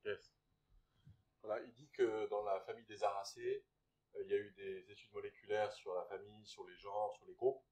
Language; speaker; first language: French; native; French